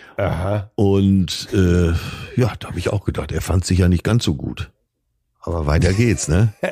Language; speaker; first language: German; native; German